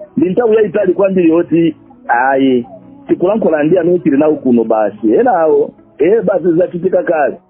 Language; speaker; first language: Nyanja; non-native, fluent; Swahili